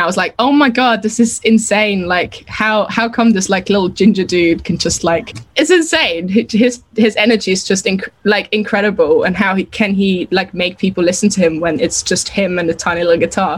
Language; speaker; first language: English; non-native, fluent; German